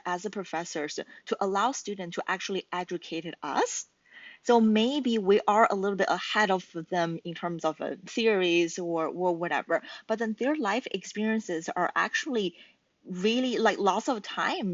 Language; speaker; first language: English; non-native, fluent; Chinese